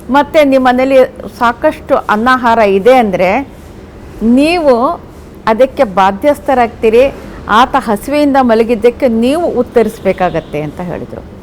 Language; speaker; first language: Kannada; non-native, local second language; Urdu